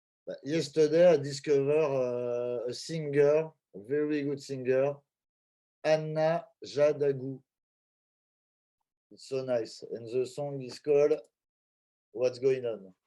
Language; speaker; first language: English; non-native, learner; French